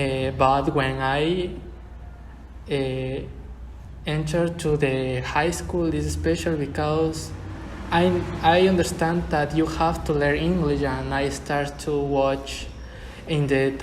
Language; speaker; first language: English; non-native, learner; Spanish